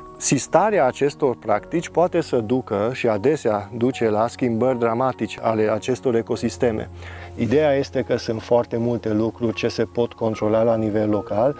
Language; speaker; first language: Romanian; non-native, local second language; Hungarian